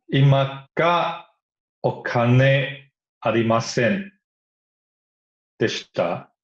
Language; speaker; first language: Japanese; non-native, learner; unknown